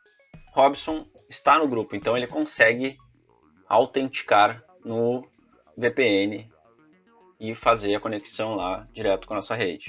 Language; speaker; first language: Portuguese; native; Portuguese